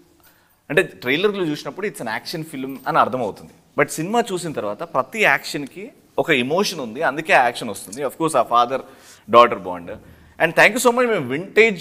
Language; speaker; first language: Telugu; native; Telugu